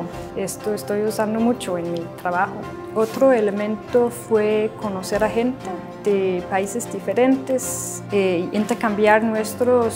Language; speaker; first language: Spanish; non-native, fluent; Danish